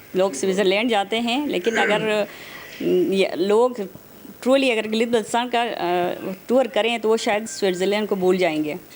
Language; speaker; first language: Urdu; non-native, local second language; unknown